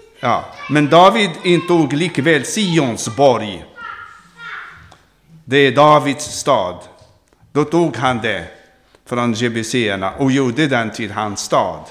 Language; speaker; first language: Swedish; non-native, fluent; Arabic